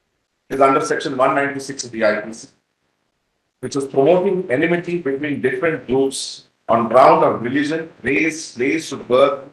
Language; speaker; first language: English; non-native, local second language; Hindi